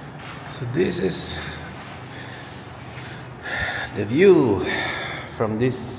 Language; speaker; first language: English; non-native, learner; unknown